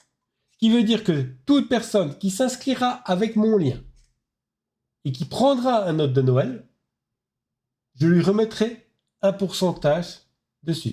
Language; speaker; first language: French; native; French